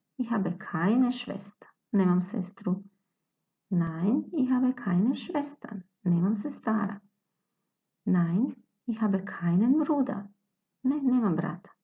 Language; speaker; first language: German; non-native, fluent; Croatian